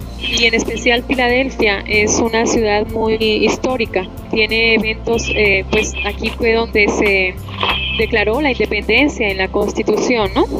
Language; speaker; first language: Spanish; native; Spanish